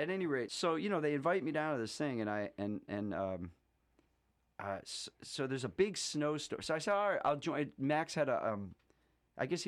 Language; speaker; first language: English; native; English